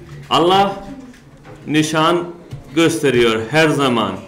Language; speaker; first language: Turkish; non-native, learner; Urdu